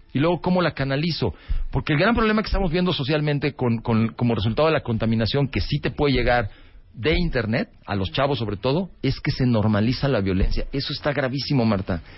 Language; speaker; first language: Spanish; native; Spanish